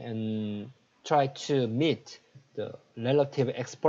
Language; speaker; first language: English; non-native, learner; Korean